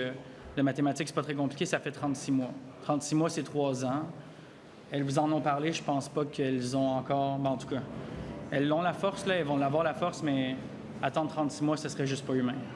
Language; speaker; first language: French; native; French